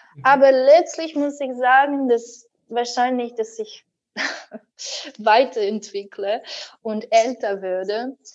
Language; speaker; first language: German; non-native, fluent; Russian